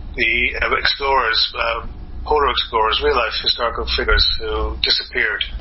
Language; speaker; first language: English; native; English